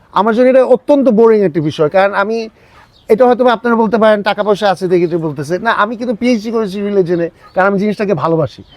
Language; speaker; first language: Bangla; early bilingual, heritage; Bangla